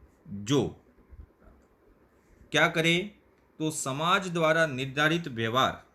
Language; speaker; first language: Hindi; native; Hindi